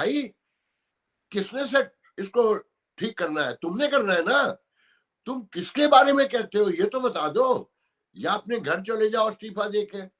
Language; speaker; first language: Urdu; native; Urdu